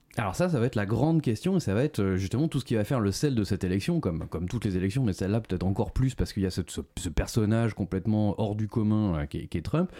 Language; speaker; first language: French; native; French